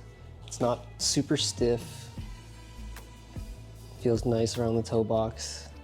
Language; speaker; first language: English; native; English